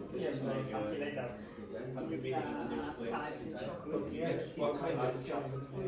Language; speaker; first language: English; non-native, learner; Spanish